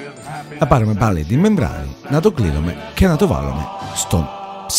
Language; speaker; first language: Greek; non-native, learner; Italian